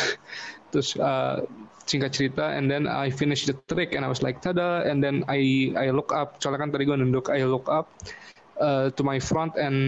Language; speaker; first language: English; non-native, learner; Indonesian